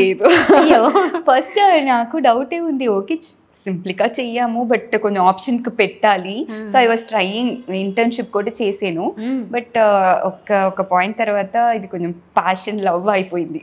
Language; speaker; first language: Telugu; non-native, learner; Tamil